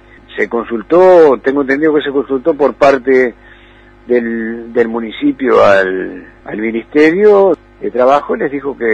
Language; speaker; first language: Spanish; native; Spanish